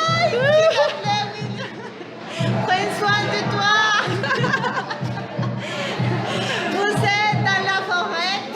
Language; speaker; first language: French; non-native, learner; Spanish